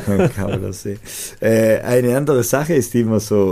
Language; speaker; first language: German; non-native, local second language; Italian